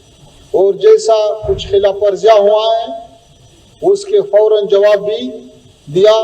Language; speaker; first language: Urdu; non-native, fluent; Pashto